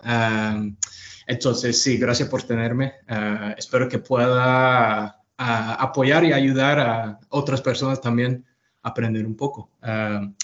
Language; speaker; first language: Spanish; non-native, fluent; English